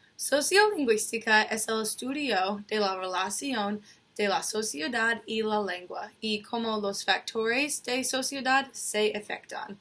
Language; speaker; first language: Spanish; non-native, learner; English